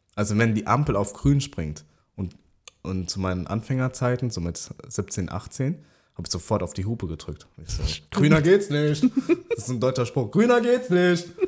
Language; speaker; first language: German; early bilingual, other home language; Vietnamese